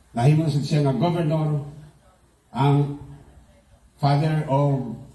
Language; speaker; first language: Cebuano; native; Cebuano